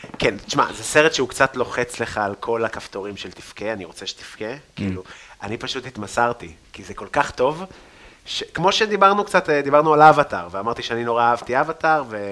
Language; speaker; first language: Hebrew; native; Hebrew